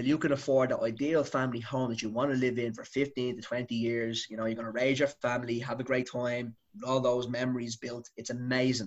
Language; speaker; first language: English; native; English